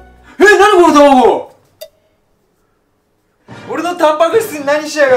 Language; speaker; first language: Japanese; native; Japanese